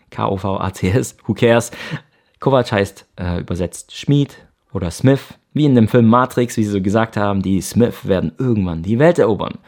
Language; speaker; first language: German; native; German